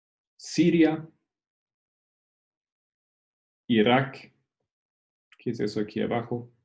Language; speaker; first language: Spanish; non-native, fluent; Portuguese